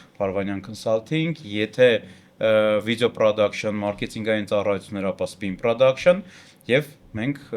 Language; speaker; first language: Armenian; native; Armenian